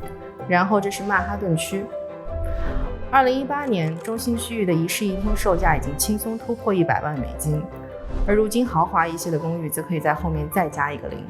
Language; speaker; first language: Chinese; native; Chinese